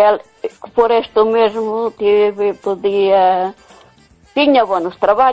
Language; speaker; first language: Spanish; non-native, learner; Portuguese